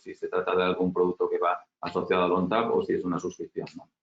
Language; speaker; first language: Spanish; native; Spanish